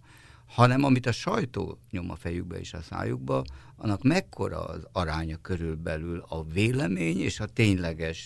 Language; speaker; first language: Hungarian; native; Hungarian